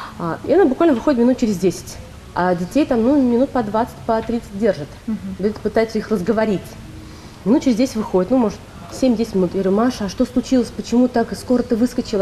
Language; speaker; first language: Russian; native; Russian